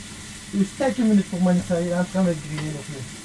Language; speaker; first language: French; non-native, learner; Turkish